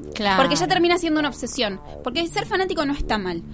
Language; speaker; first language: Spanish; native; Spanish